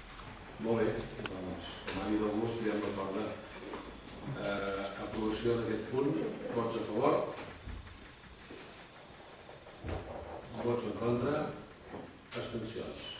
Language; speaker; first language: Catalan; native; Catalan